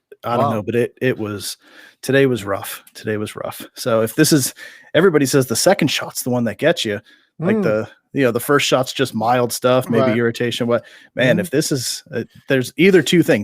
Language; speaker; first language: English; native; English